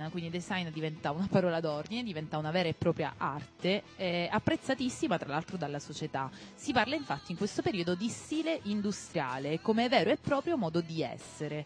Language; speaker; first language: Italian; native; Italian